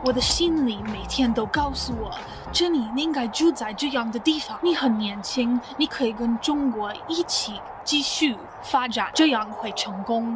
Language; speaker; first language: Chinese; non-native, learner; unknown